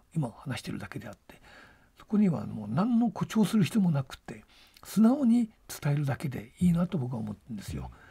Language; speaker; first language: Japanese; native; Japanese